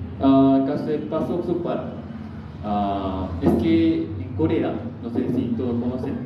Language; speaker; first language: Spanish; non-native, learner; Korean